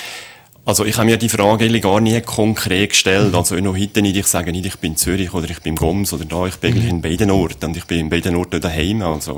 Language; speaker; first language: German; native; German